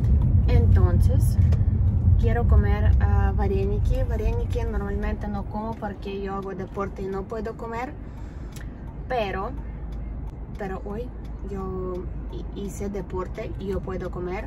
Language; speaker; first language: Spanish; non-native, learner; Ukrainian